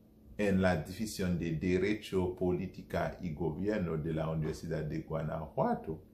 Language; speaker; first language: Spanish; non-native, fluent; Haitian Creole